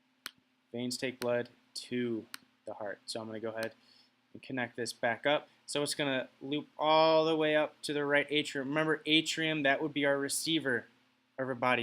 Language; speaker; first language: English; native; English